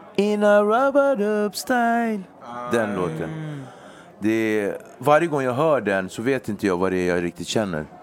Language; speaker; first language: Swedish; native; Swedish